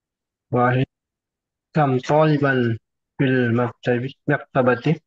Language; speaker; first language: Arabic; non-native, learner; Indonesian